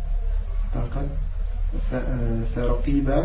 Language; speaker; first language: Arabic; non-native, learner; French